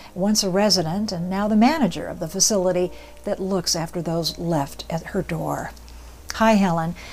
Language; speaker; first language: English; native; English